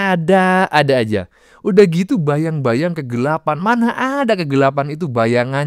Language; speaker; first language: Indonesian; native; Indonesian